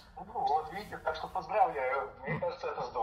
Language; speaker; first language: Russian; native; Russian